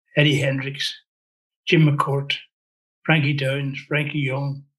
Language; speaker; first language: English; native; English